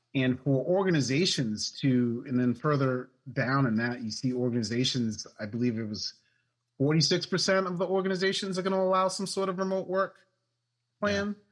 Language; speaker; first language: English; native; English